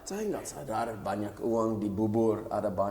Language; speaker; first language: Indonesian; non-native, fluent; English